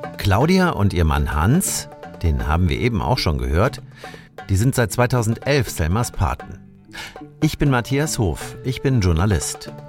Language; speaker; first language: German; native; German